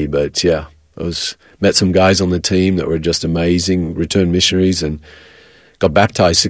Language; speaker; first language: English; native; English